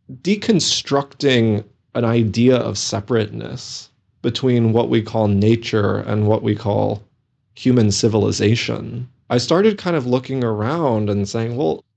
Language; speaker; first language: English; native; English